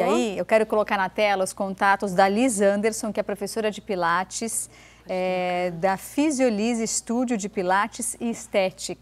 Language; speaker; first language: Portuguese; native; Portuguese